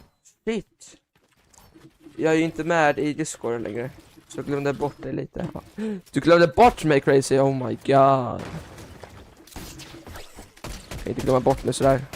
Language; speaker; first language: Swedish; native; Swedish